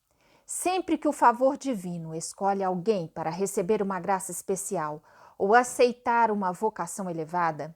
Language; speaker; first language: Portuguese; native; Portuguese